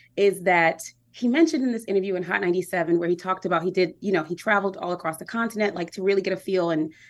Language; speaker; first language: English; native; English